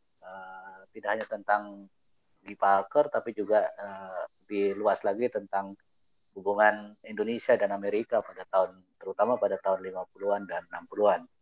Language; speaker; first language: Indonesian; native; Indonesian